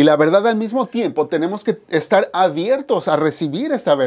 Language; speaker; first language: Spanish; native; Spanish